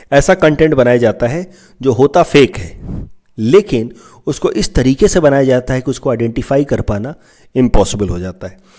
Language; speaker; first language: Hindi; non-native, local second language; Assamese